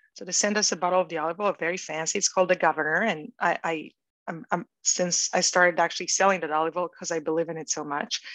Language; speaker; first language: English; non-native, fluent; Hebrew